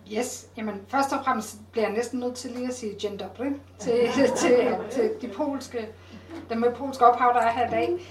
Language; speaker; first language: Danish; early bilingual, other home language; Polish